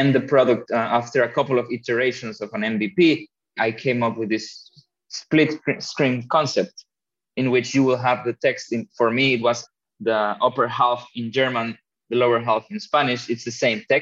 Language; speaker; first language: English; non-native, fluent; Spanish